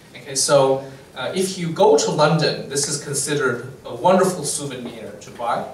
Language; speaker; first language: English; non-native, fluent; Chinese